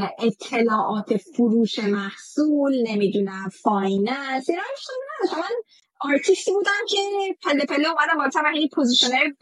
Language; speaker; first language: Persian; native; Persian